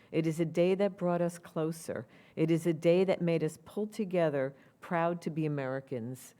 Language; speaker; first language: English; native; English